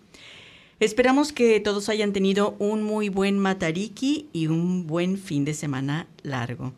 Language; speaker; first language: Spanish; native; Spanish